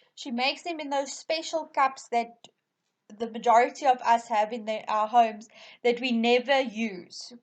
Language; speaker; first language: English; non-native, local second language; Afrikaans